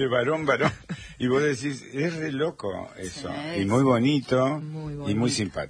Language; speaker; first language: Spanish; native; Spanish